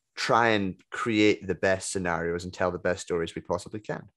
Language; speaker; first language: English; native; English